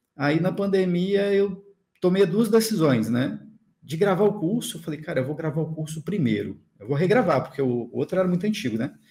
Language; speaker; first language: Portuguese; native; Portuguese